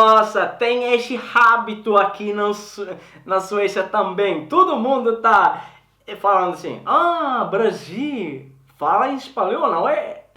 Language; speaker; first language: Portuguese; non-native, learner; Swedish